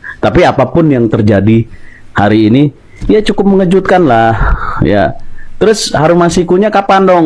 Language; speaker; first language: Indonesian; native; Indonesian